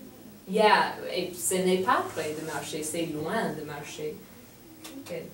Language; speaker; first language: French; non-native, fluent; English